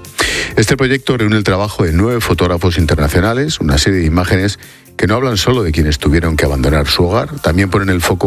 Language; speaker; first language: Spanish; native; Spanish